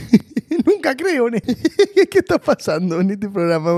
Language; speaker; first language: Spanish; native; Spanish